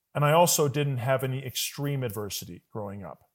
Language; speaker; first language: English; native; English